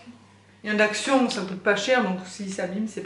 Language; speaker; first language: French; native; French